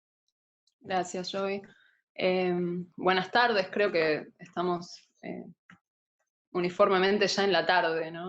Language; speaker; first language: Spanish; native; Spanish